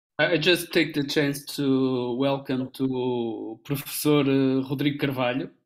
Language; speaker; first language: English; non-native, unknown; Portuguese